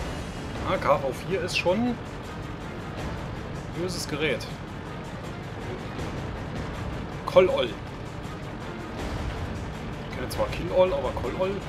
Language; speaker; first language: German; native; German